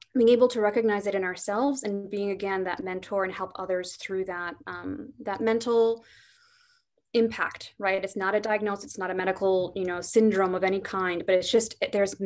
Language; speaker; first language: English; native; English